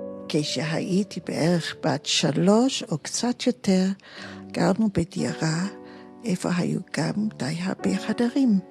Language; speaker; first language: Hebrew; non-native, fluent; German